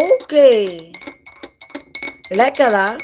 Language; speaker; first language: Dutch; non-native, learner; Filipino